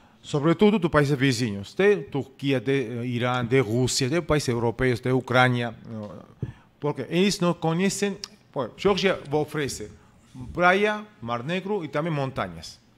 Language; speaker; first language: Portuguese; non-native, learner; Georgian